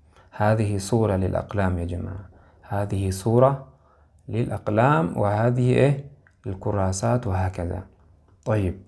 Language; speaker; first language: Arabic; non-native, fluent; Amharic